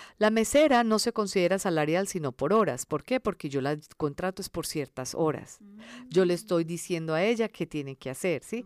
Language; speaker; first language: Spanish; early bilingual, other home language; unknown